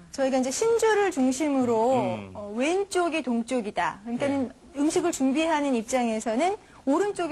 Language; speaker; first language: Korean; native; Korean